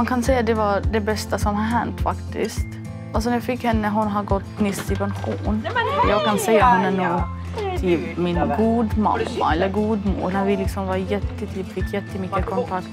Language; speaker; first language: Swedish; non-native, fluent; Arabic